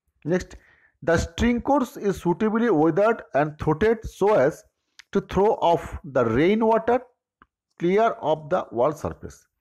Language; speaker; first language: English; non-native, local second language; Bangla